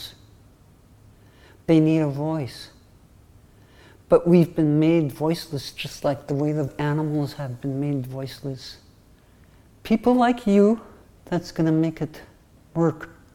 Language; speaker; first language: English; native; English